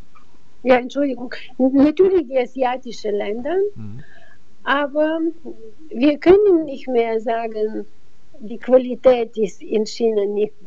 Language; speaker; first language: German; non-native, fluent; Bulgarian